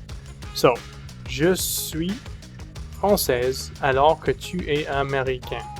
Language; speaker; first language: French; non-native, fluent; English